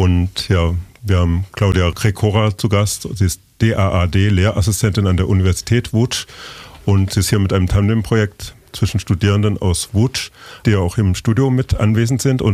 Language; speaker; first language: German; native; German